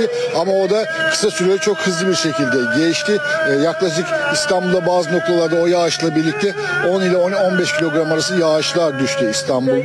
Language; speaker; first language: Turkish; native; Turkish